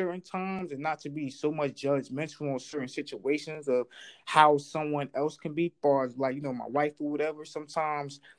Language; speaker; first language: English; native; English